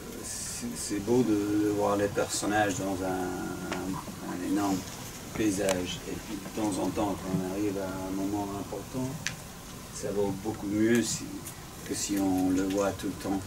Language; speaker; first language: French; non-native, fluent; English